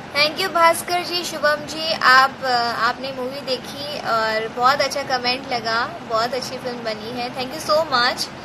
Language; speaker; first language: Hindi; non-native, local second language; Gujarati